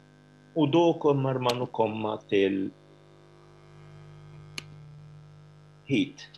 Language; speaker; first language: Swedish; non-native, fluent; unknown